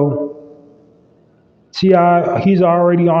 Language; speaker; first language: English; native; English